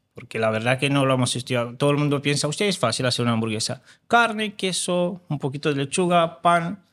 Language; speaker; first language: Spanish; non-native, fluent; Romanian